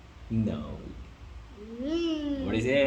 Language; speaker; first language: English; non-native, learner; Lao